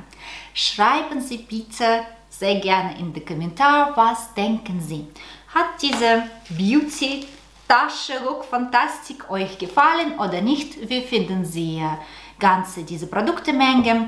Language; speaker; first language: German; non-native, learner; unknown